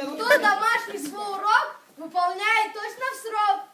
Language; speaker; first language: Russian; native; Russian